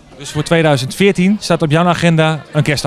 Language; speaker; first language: Dutch; native; Dutch